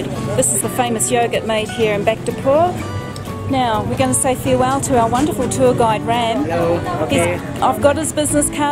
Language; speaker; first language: English; native; English